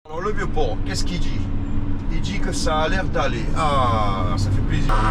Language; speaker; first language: French; native; French